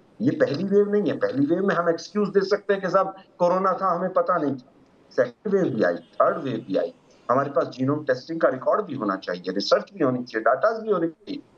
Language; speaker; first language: Hindi; native; Hindi